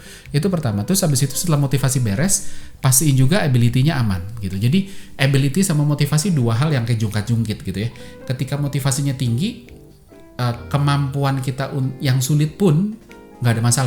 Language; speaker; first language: Indonesian; native; Indonesian